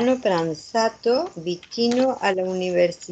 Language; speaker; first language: Italian; non-native, learner; Spanish